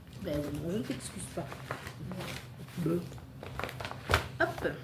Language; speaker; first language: French; native; French